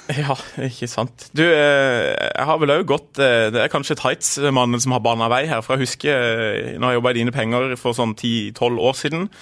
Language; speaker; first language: Norwegian; native; Norwegian